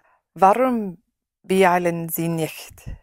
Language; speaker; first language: German; non-native, learner; English